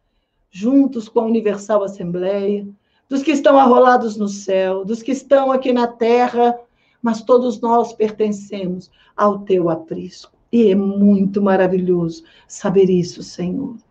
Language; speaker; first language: Portuguese; native; Portuguese